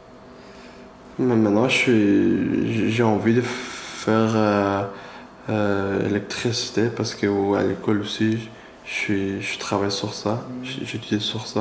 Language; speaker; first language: French; non-native, learner; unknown